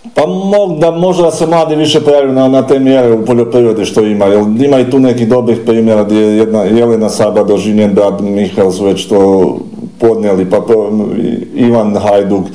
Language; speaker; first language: Croatian; non-native, local second language; Rusyn